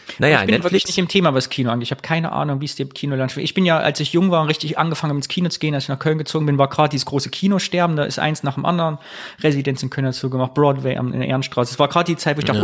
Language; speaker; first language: German; native; German